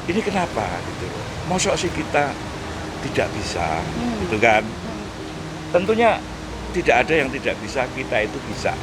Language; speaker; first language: Indonesian; native; Indonesian